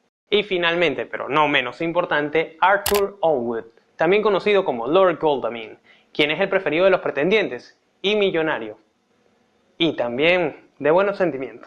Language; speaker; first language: Spanish; native; Spanish